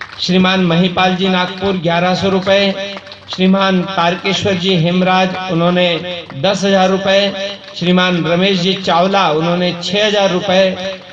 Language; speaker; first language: Hindi; native; Hindi